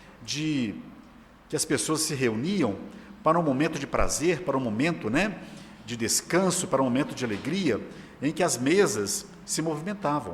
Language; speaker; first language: Portuguese; native; Portuguese